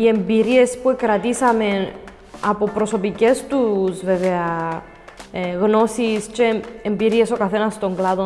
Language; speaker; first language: Greek; native; Greek